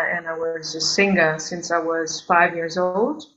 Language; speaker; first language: English; early bilingual, other home language; Albanian